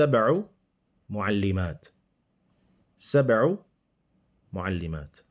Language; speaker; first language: Arabic; non-native, fluent; English